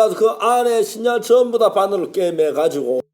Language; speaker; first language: Korean; native; Korean